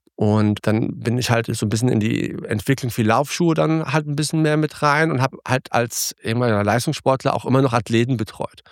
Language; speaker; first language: German; early bilingual, other home language; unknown